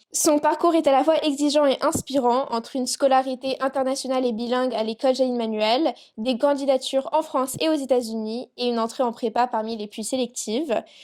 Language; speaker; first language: French; native; French